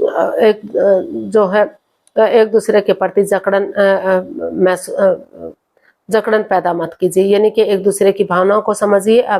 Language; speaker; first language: Hindi; native; Hindi